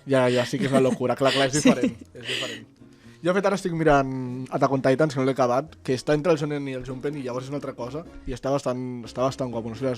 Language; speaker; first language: Catalan; native; Catalan